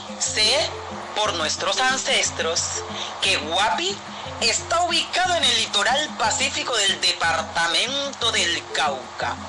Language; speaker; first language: Spanish; native; Spanish